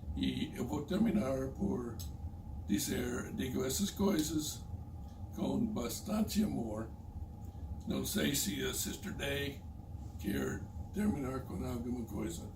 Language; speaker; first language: Portuguese; non-native, fluent; English